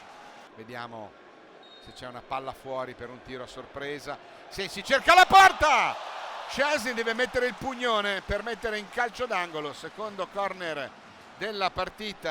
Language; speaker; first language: Italian; native; Italian